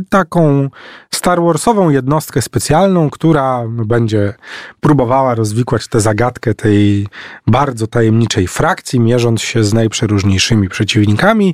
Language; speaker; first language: Polish; native; Polish